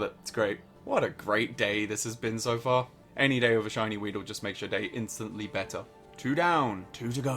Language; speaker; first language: English; native; English